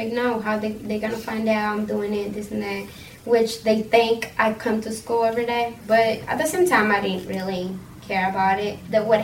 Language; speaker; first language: English; early bilingual, other home language; Spanish